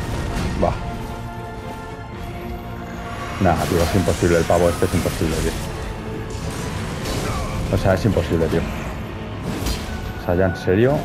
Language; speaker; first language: Spanish; native; Spanish